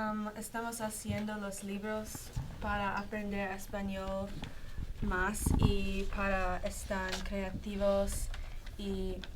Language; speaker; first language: Spanish; non-native, learner; English